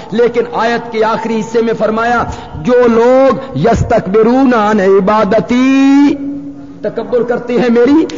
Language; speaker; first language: Urdu; non-native, local second language; Punjabi